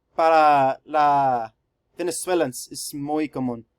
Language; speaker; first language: Spanish; non-native, learner; English